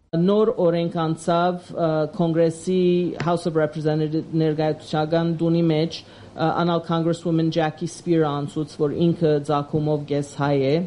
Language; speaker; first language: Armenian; early bilingual, heritage; Armenian